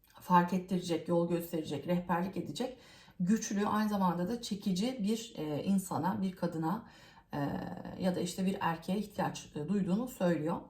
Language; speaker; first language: Turkish; native; Turkish